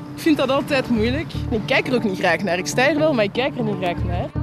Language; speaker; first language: Dutch; non-native, local second language; French